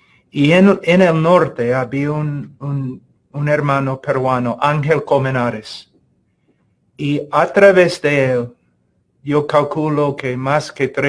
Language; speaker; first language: Spanish; non-native, fluent; English